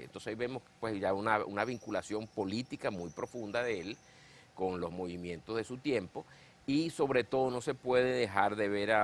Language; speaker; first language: Spanish; native; Spanish